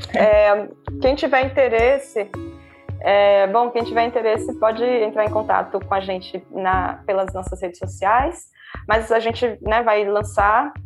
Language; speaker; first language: Portuguese; native; Portuguese